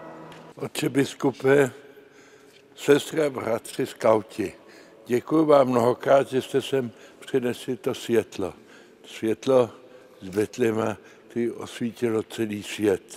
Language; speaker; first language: Czech; early bilingual, heritage; Czech